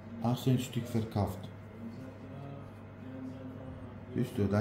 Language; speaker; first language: German; non-native, learner; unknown